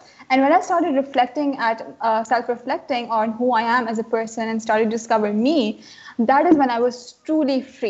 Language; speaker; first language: English; non-native, local second language; Urdu